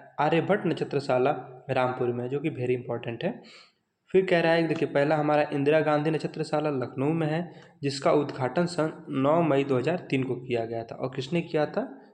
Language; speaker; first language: Hindi; native; Hindi